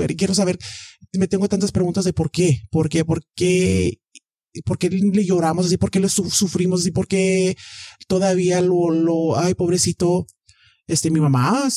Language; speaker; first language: Spanish; early bilingual, heritage; Spanish